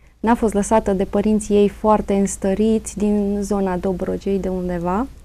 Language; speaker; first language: Romanian; native; Romanian